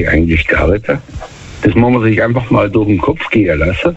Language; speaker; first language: German; native; German